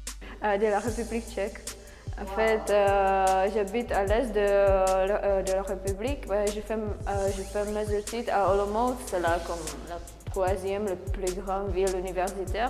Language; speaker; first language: French; non-native, fluent; Czech